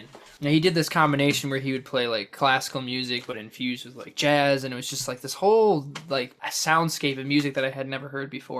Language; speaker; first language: English; native; English